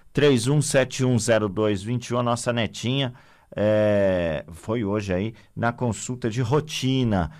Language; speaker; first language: Portuguese; native; Portuguese